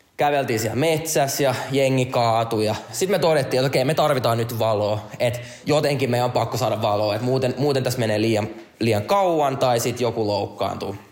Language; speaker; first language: Finnish; non-native, local second language; Swedish